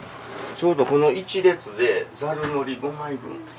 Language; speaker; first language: Japanese; native; Japanese